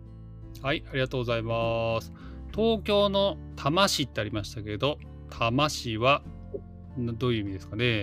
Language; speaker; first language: Japanese; native; Japanese